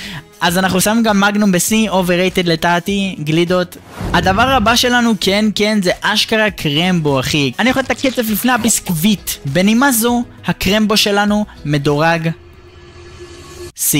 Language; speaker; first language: Hebrew; native; Hebrew